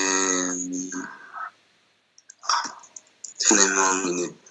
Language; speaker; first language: French; non-native, learner; Spanish